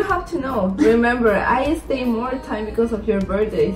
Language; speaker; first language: English; non-native, learner; Spanish